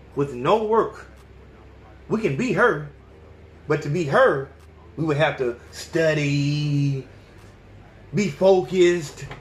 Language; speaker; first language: English; native; English